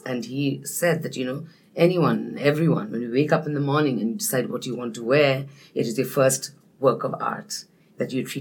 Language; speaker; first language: English; non-native, local second language; Nepali